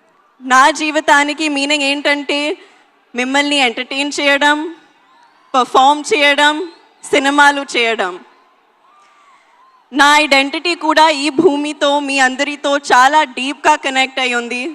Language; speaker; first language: Telugu; non-native, learner; Hindi